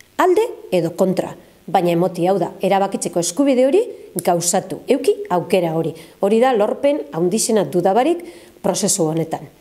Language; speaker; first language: Basque; native; Basque